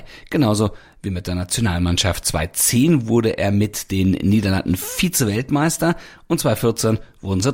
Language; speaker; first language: German; native; German